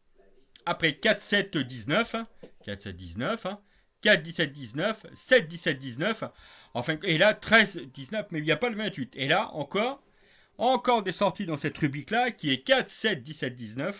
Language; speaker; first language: French; native; French